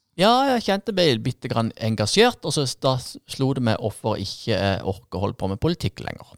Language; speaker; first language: Norwegian; native; Norwegian